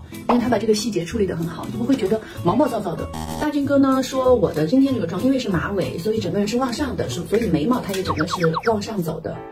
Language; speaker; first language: Chinese; native; Chinese